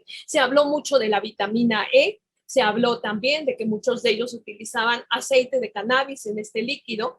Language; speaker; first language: Spanish; native; Spanish